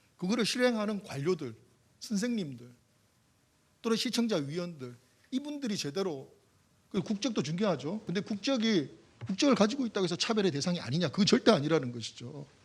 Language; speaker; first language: Korean; native; Korean